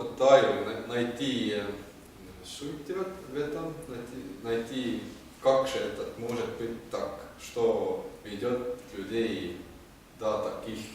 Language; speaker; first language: Russian; non-native, learner; Estonian